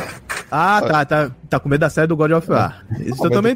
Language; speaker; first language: Portuguese; native; Portuguese